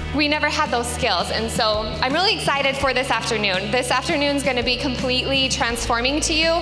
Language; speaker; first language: English; native; English